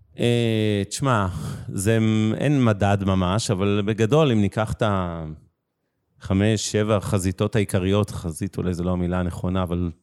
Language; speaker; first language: Hebrew; native; Hebrew